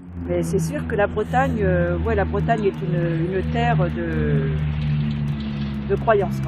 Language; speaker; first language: French; native; French